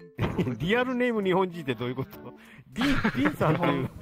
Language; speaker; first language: Japanese; native; Japanese